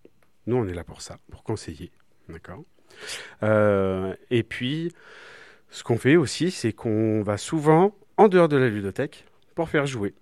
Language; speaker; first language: French; native; French